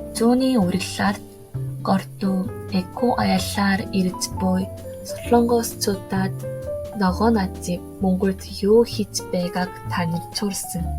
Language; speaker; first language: Mongolian; non-native, learner; Korean